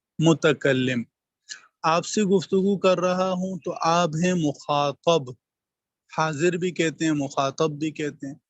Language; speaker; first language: Urdu; native; Urdu